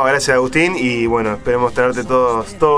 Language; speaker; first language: Spanish; native; Spanish